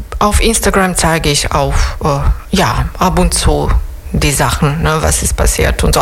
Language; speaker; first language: German; non-native, fluent; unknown